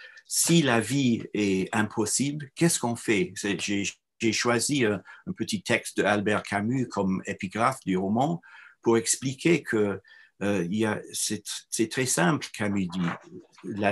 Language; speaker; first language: French; non-native, fluent; English